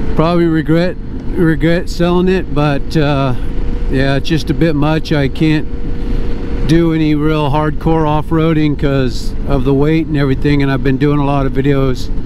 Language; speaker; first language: English; native; English